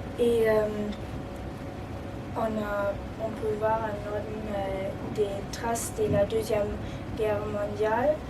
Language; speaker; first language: French; non-native, learner; German